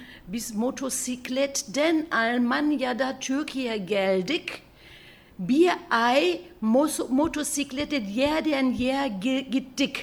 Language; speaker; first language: Turkish; early bilingual, heritage; German